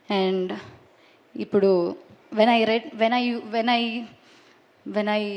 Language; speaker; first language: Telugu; non-native, learner; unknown